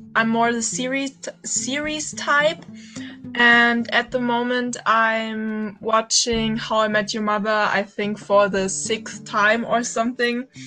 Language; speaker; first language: English; non-native, learner; German